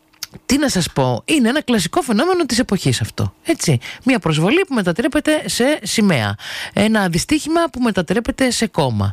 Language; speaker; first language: Greek; native; Greek